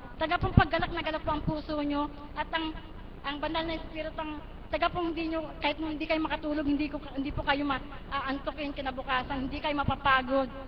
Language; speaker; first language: Filipino; native; Filipino